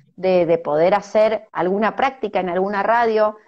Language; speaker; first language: Spanish; native; Spanish